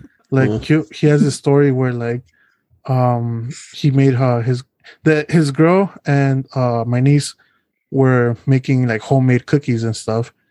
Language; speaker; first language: English; early bilingual, other home language; Spanish